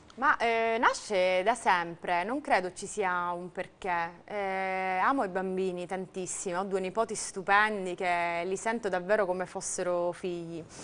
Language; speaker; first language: Italian; native; Italian